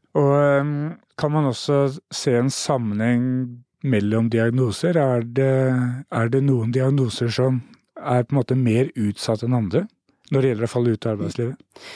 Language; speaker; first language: Norwegian; native; Norwegian